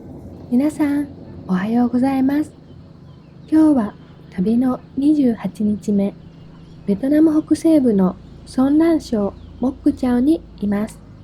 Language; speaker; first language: Japanese; non-native, fluent; Vietnamese